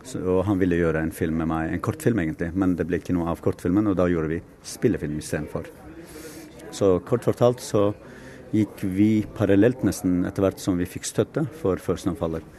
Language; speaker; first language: Norwegian; non-native, fluent; Kurdish